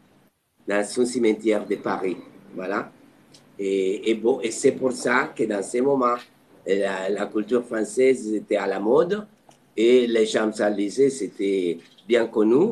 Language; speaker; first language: French; non-native, fluent; Spanish